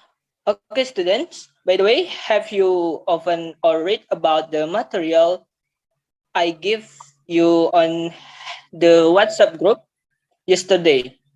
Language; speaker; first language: English; non-native, learner; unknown